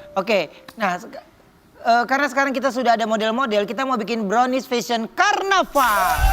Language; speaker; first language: Indonesian; native; Indonesian